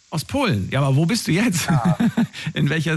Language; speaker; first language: German; native; German